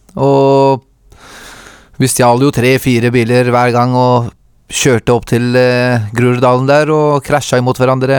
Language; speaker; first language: Norwegian; early bilingual, other home language; Kurdish